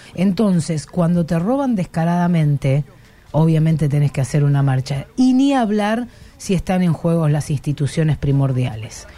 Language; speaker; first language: Spanish; native; Spanish